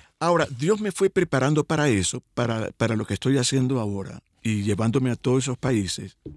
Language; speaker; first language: Spanish; native; Spanish